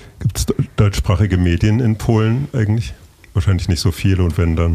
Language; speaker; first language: German; native; German